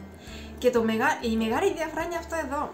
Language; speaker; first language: Greek; non-native, fluent; Japanese